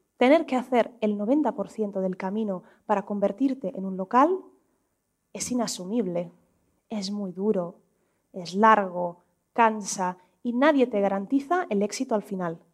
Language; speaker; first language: Spanish; non-native, fluent; Russian